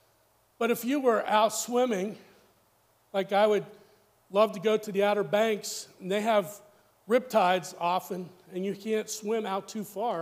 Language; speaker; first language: English; native; English